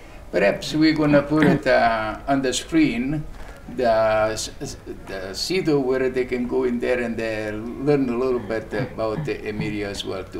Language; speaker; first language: English; early bilingual, other home language; Italian